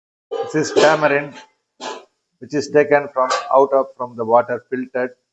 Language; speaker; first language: English; non-native, local second language; Tamil